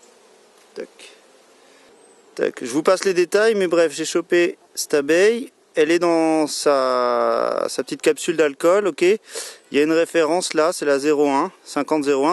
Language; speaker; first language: French; native; French